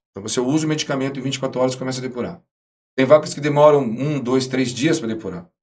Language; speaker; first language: Portuguese; native; Portuguese